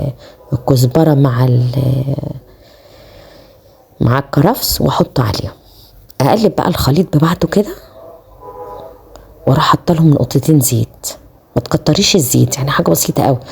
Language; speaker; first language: Arabic; native; Arabic